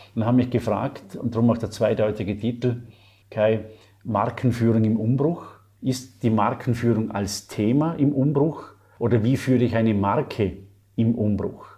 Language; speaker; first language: German; native; German